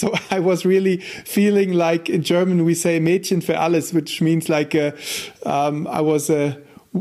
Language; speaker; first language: English; non-native, fluent; German